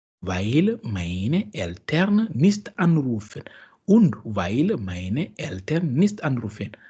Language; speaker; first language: German; non-native, fluent; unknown